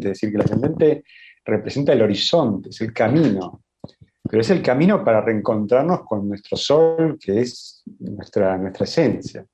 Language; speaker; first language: Spanish; native; Spanish